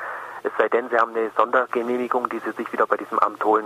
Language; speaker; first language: German; native; German